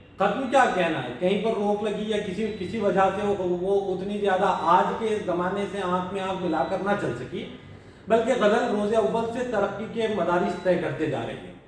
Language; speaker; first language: Urdu; native; Urdu